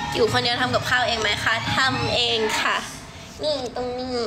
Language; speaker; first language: Thai; early bilingual, other home language; English